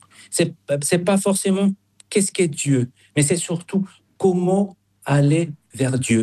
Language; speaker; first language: French; non-native, fluent; Spanish